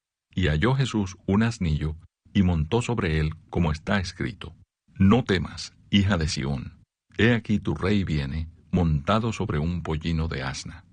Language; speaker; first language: Spanish; native; Spanish